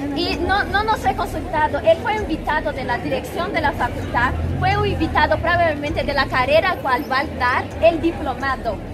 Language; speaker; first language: Spanish; non-native, fluent; Portuguese